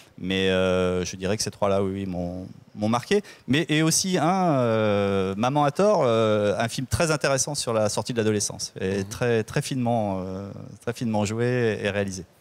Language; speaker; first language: French; native; French